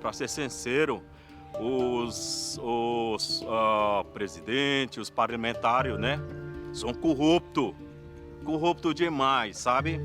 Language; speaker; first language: Portuguese; non-native, fluent; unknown